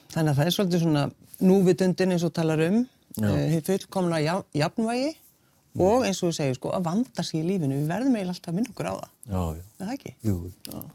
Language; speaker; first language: Icelandic; native; Icelandic